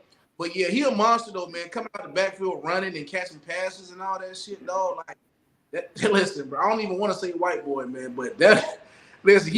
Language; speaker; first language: English; native; English